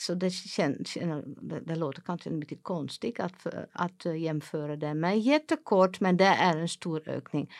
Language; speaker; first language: Swedish; non-native, fluent; Dutch